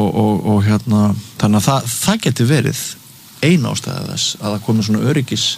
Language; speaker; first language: Icelandic; native; Icelandic